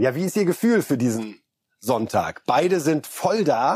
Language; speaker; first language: German; native; German